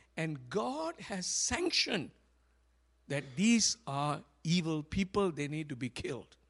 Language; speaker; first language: English; non-native, local second language; Tamil